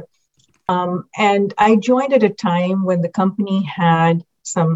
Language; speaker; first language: English; non-native, local second language; Hindi